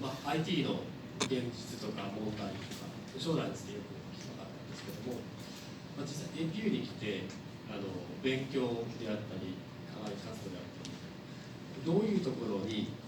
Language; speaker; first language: Japanese; native; Japanese